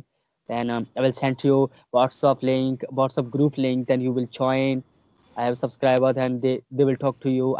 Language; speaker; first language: English; non-native, learner; Hindi